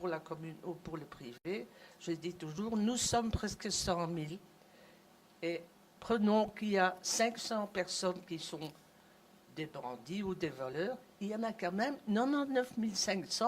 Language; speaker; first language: French; non-native, local second language; Dutch